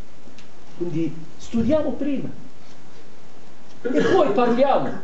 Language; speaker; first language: Italian; non-native, fluent; Arabic